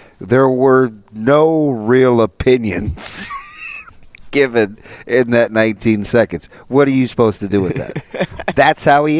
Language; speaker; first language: English; native; English